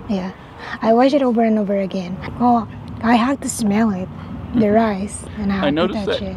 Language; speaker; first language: English; non-native, local second language; Cebuano